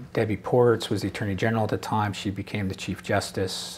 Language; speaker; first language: English; native; English